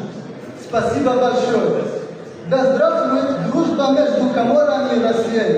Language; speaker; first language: Russian; non-native, fluent; Comorian